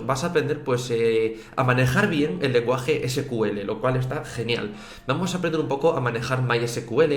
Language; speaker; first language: Spanish; native; Spanish